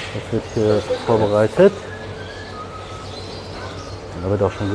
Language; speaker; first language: German; native; German